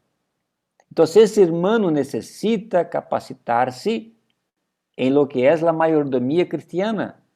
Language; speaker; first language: Portuguese; non-native, learner; Spanish